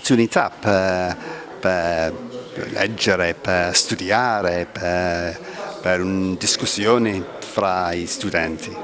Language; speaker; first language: Italian; non-native, learner; English